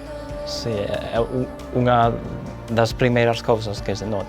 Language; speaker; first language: Galician; non-native, fluent; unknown